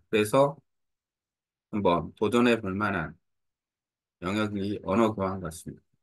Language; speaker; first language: Korean; native; Korean